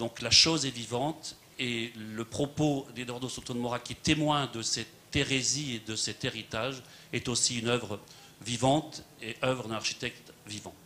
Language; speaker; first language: French; native; French